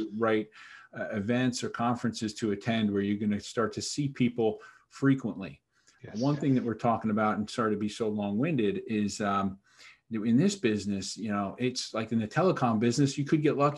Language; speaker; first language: English; native; English